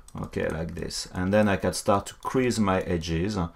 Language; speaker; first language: English; non-native, fluent; French